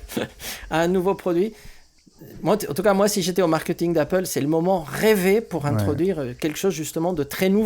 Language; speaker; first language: French; native; French